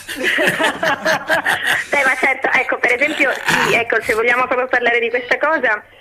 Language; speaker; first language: Italian; non-native, fluent; Albanian